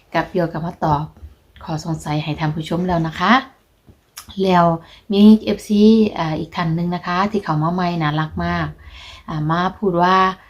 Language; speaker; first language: Thai; native; Thai